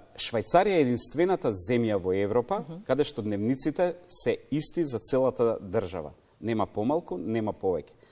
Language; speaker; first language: Macedonian; native; Macedonian